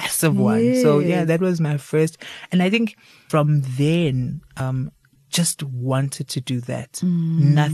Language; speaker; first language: English; non-native, local second language; Zulu